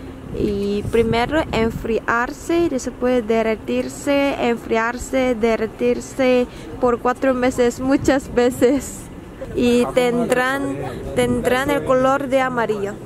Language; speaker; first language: Spanish; non-native, fluent; Korean